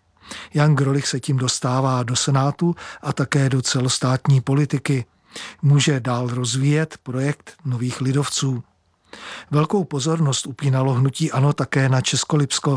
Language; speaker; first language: Czech; native; Czech